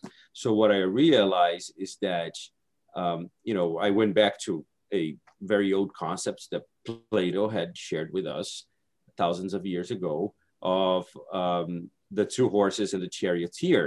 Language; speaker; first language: English; non-native, fluent; Portuguese